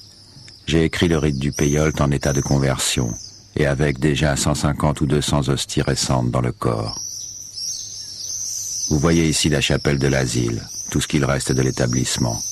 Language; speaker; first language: French; native; French